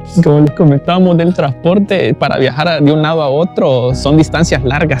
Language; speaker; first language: Spanish; native; Spanish